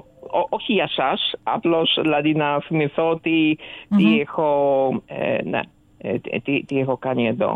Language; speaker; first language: Greek; early bilingual, other home language; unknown